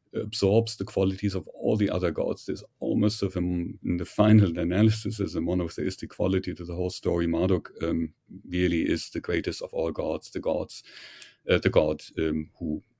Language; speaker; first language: English; non-native, fluent; German